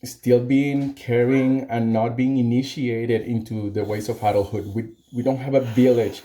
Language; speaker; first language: English; non-native, fluent; Spanish